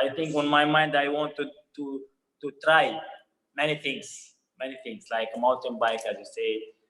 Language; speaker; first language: English; non-native, fluent; Arabic